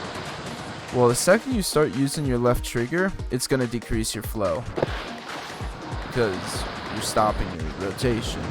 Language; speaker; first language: English; native; English